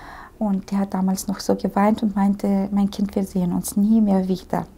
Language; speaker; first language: German; early bilingual, heritage; Russian